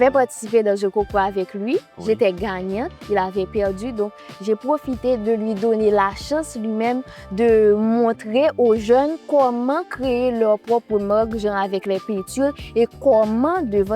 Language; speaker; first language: French; non-native, local second language; Haitian Creole